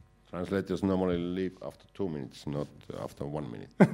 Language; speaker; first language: English; non-native, fluent; Finnish